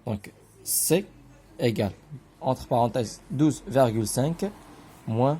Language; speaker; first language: French; non-native, local second language; Arabic